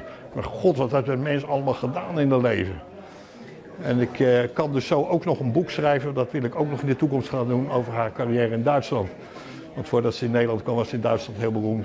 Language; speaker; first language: Dutch; native; Dutch